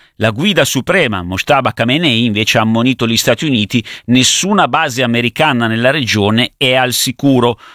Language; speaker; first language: Italian; native; Italian